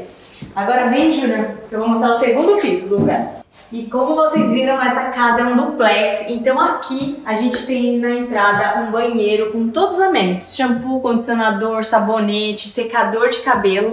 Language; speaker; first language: Portuguese; native; Portuguese